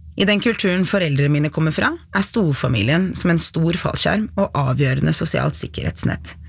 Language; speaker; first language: Norwegian; early bilingual, other home language; Arabic